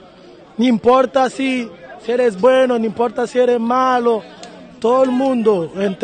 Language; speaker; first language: Spanish; non-native, fluent; Haitian Creole